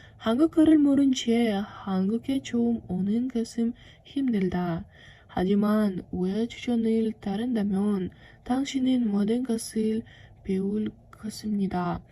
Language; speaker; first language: Korean; non-native, learner; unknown